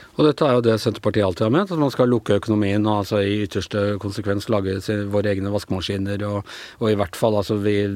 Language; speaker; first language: Norwegian; native; Norwegian